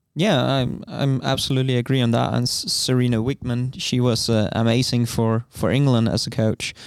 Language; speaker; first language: English; non-native, fluent; Danish